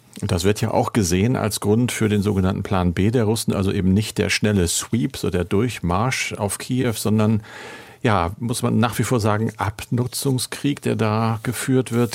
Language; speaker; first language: German; native; German